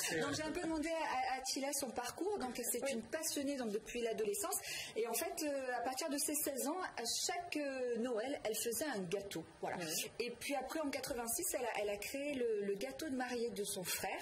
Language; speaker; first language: French; native; French